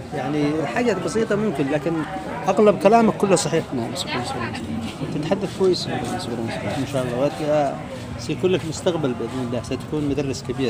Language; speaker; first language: Arabic; native; Arabic